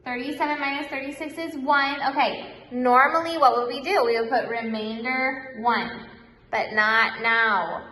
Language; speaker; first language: English; native; English